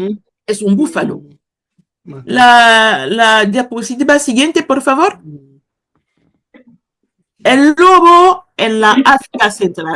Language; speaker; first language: Spanish; non-native, fluent; Kongo